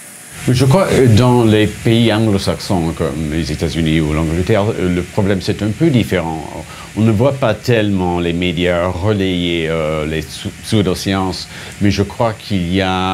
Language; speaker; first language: French; non-native, fluent; English